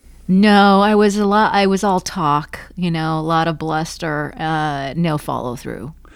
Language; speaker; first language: English; native; English